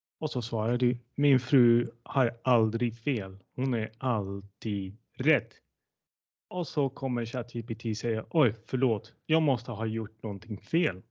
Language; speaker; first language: Swedish; non-native, fluent; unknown